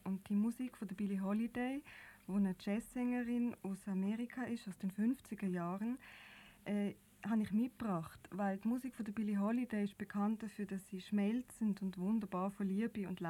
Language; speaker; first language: German; native; German